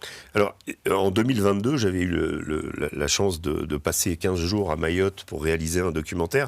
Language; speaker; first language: French; native; French